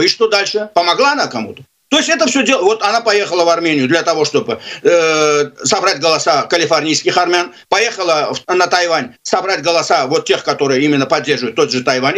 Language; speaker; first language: Russian; non-native, local second language; Azerbaijani